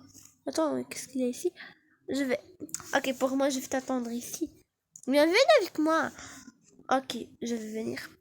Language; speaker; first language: French; non-native, learner; Arabic